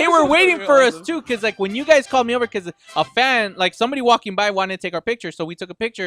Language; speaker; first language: English; native; English